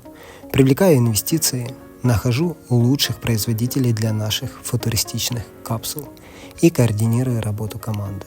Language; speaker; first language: Russian; native; Russian